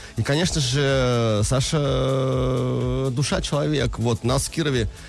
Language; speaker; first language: Russian; native; Russian